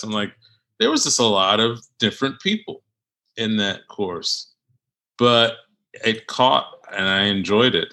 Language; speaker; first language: English; native; English